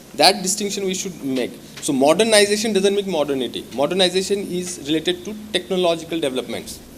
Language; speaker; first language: English; non-native, local second language; Marathi